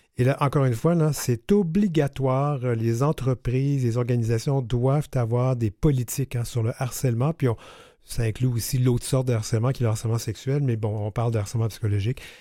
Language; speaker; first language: French; native; French